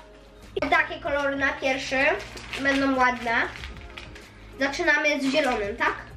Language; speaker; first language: Polish; early bilingual, heritage; Polish